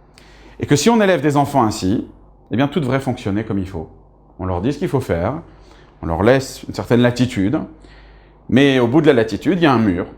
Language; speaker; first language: French; native; French